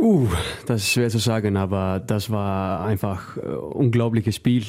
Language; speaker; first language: German; non-native, learner; Icelandic